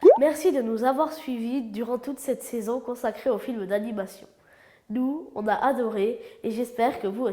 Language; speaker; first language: French; native; French